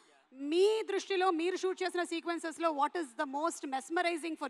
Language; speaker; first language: Telugu; native; Telugu